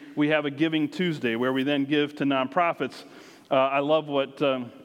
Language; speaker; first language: English; native; English